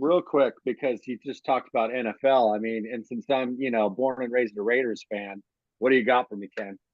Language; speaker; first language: English; native; English